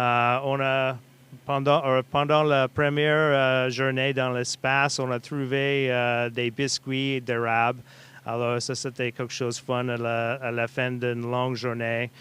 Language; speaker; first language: French; non-native, learner; English